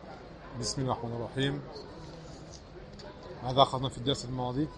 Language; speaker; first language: Arabic; non-native, fluent; French